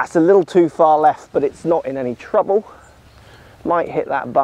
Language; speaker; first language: English; native; English